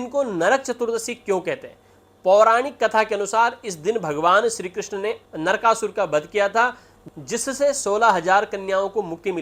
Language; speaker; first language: Hindi; native; Hindi